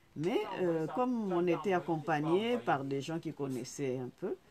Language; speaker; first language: French; non-native, fluent; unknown